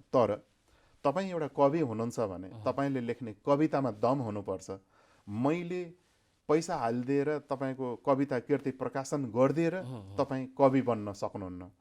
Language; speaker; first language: Nepali; native; Nepali